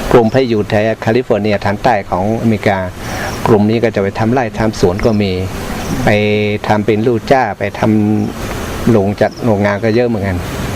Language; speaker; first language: Thai; non-native, local second language; Hmong